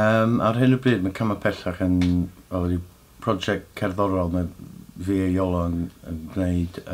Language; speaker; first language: Welsh; native; Welsh